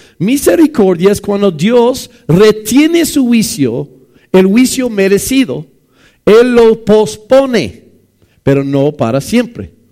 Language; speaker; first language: Spanish; non-native, fluent; English